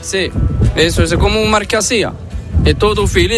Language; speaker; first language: Spanish; non-native, learner; Arabic